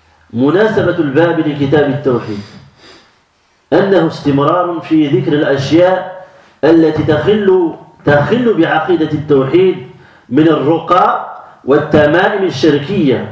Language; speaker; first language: Arabic; non-native, fluent; French